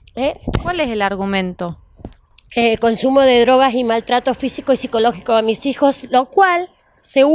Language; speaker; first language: Spanish; native; Spanish